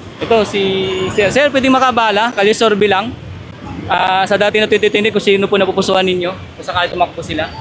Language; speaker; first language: Filipino; native; Filipino